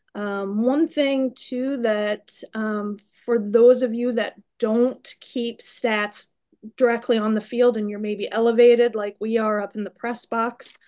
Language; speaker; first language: English; native; English